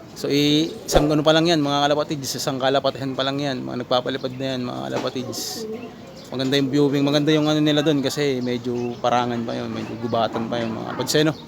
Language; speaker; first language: Filipino; native; Filipino